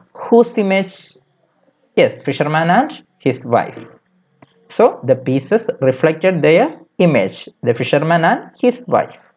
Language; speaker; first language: English; non-native, local second language; Malayalam